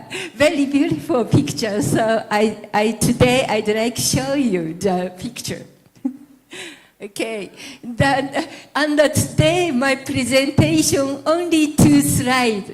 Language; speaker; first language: English; non-native, learner; Japanese